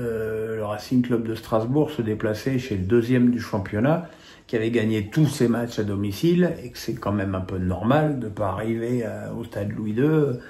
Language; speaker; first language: French; native; French